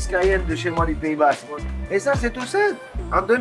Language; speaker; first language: French; native; French